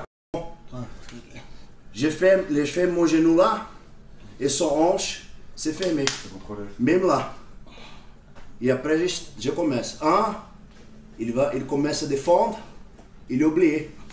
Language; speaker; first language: French; non-native, learner; Portuguese